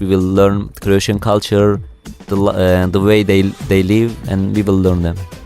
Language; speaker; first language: English; non-native, learner; Turkish